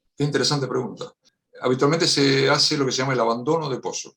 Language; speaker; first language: Spanish; native; Spanish